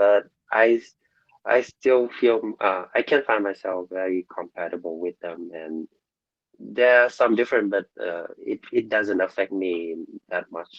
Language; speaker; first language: English; non-native, learner; Vietnamese